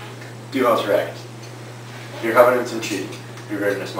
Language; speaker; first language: German; non-native, learner; English